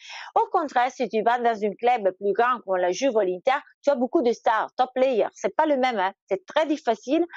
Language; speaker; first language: French; non-native, fluent; Italian